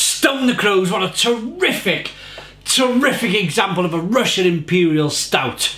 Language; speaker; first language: English; native; English